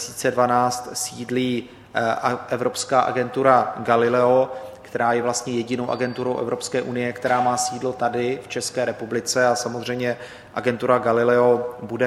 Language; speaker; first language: Czech; native; Czech